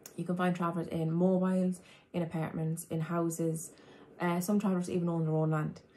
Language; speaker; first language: English; native; English